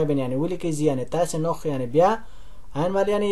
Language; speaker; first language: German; non-native, learner; Pashto